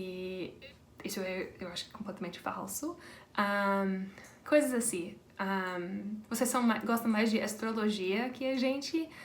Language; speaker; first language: Portuguese; non-native, fluent; English